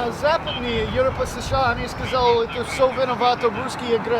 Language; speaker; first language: Russian; non-native, learner; English